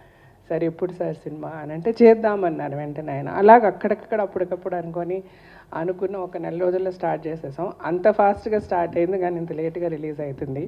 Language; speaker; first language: Telugu; native; Telugu